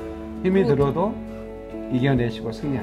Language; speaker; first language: Korean; native; Korean